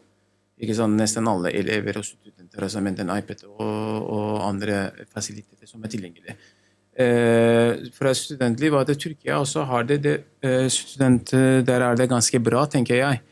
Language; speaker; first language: Norwegian; non-native, learner; Turkish